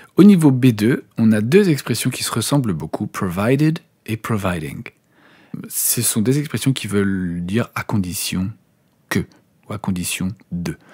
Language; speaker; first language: French; native; French